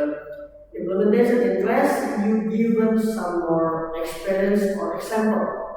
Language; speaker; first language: English; non-native, learner; Indonesian